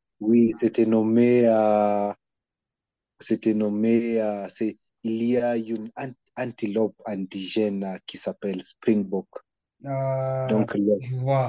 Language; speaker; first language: French; non-native, learner; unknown